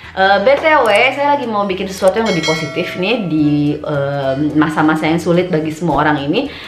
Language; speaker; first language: Indonesian; native; Indonesian